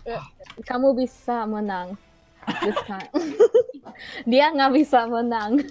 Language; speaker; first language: Indonesian; early bilingual, heritage; Indonesian